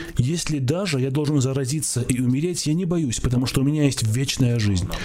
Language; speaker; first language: Russian; non-native, local second language; Armenian